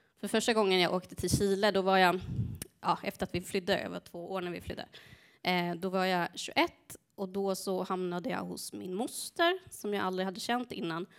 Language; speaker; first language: Swedish; early bilingual, other home language; Spanish